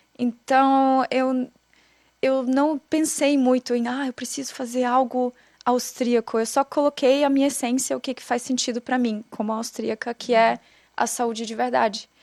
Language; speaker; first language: Portuguese; non-native, fluent; German